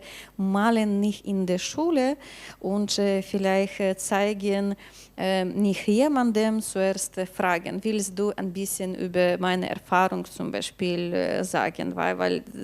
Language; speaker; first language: German; non-native, learner; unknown